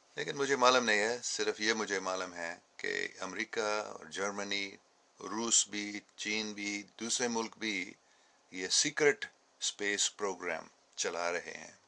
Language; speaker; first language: Urdu; non-native, fluent; English